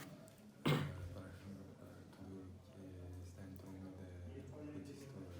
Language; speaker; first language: Spanish; non-native, learner; French